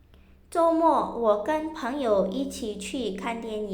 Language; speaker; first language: Chinese; non-native, fluent; Indonesian